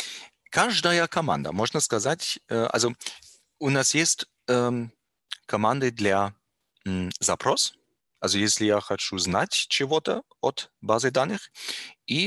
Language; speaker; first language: Russian; non-native, learner; German